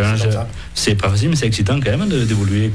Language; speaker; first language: French; native; French